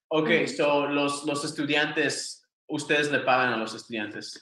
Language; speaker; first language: Spanish; early bilingual, other home language; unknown